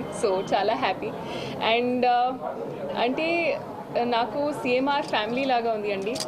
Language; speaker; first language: Telugu; non-native, local second language; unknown